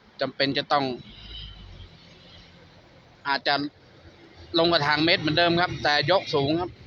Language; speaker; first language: Thai; native; Thai